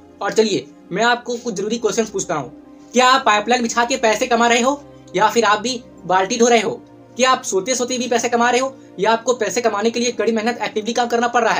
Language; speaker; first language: Hindi; native; Hindi